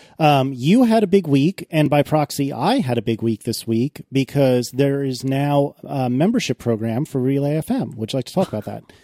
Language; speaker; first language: English; native; English